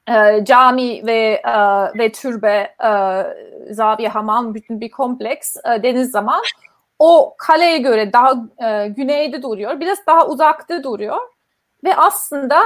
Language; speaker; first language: Turkish; non-native, fluent; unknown